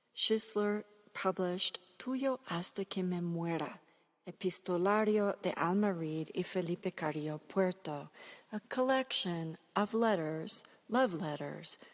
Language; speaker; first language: English; native; English